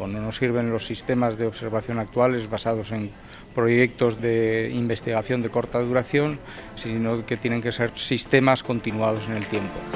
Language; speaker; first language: Spanish; native; Spanish